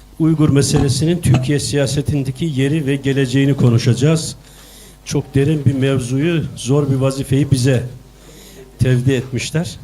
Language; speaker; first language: Turkish; native; Turkish